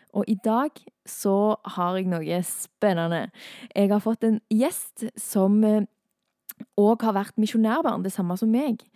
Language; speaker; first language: Norwegian; early bilingual, heritage; Norwegian